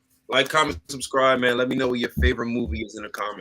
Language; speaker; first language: English; native; English